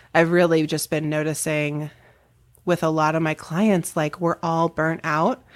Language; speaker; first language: English; native; English